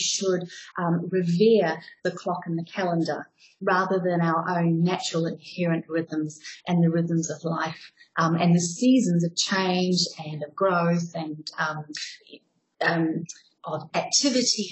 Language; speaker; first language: English; native; English